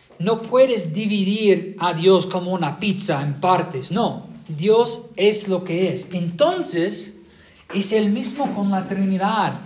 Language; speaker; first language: Spanish; non-native, fluent; English